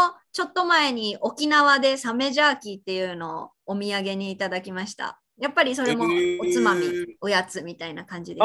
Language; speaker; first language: Japanese; native; Japanese